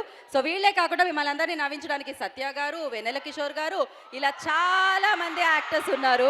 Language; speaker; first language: Telugu; native; Telugu